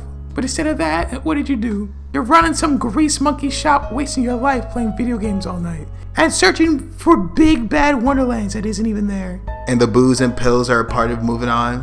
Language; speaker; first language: English; native; English